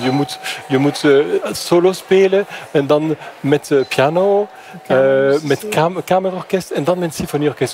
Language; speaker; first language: Dutch; non-native, fluent; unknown